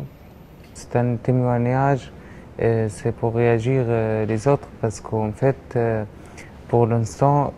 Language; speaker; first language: French; non-native, learner; Arabic